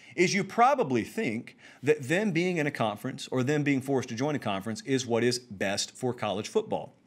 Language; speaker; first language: English; native; English